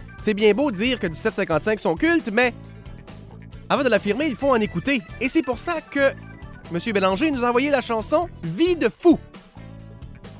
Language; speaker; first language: French; native; French